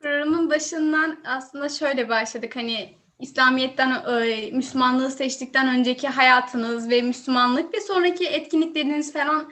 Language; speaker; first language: Turkish; native; Turkish